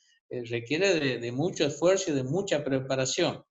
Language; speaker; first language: Spanish; native; Spanish